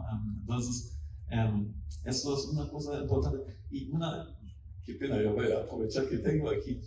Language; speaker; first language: Spanish; non-native, fluent; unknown